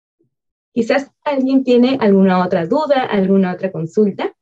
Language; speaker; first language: Spanish; native; Spanish